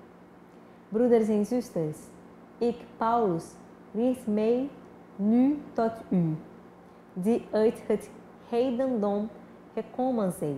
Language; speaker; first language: Dutch; non-native, fluent; Portuguese